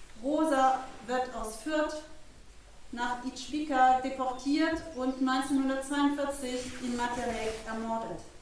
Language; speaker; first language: German; native; German